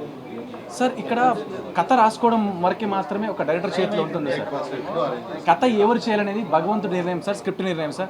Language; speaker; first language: Telugu; native; Telugu